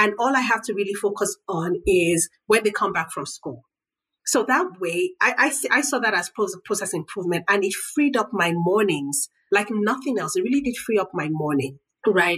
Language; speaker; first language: English; non-native, local second language; Yoruba